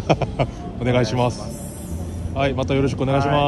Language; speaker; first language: Japanese; non-native, fluent; Korean